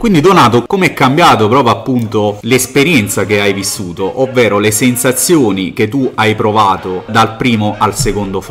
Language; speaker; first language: Italian; native; Italian